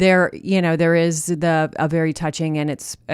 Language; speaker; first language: English; native; English